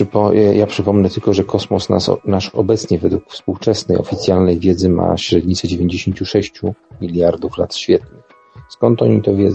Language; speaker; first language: Polish; native; Polish